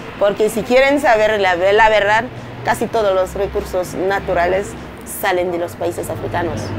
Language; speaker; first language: Spanish; non-native, fluent; French